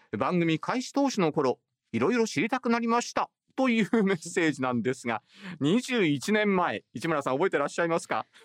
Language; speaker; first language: Japanese; native; Japanese